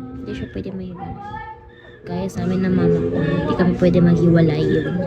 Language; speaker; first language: Filipino; non-native, local second language; Cebuano